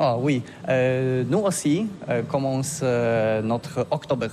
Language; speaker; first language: French; non-native, learner; Polish